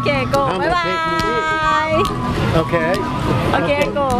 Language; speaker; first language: English; non-native, learner; Thai